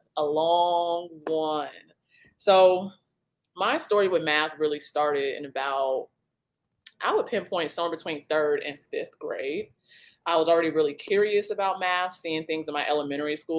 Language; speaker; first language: English; native; English